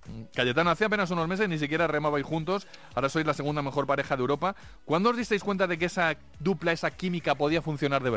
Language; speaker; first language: Spanish; native; Spanish